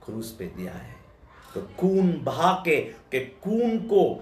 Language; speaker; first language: Hindi; non-native, local second language; Telugu